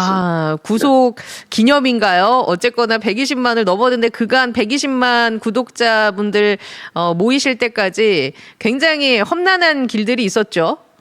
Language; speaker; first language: Korean; native; Korean